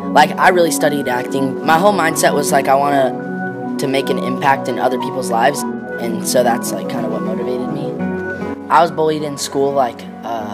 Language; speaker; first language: English; native; English